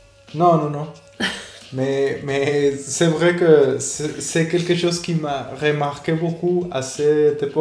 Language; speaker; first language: French; non-native, fluent; Spanish